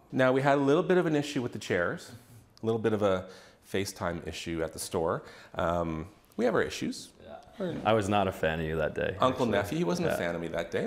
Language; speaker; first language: English; native; English